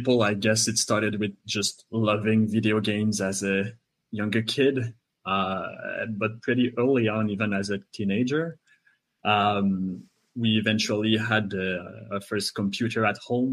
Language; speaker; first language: English; non-native, fluent; French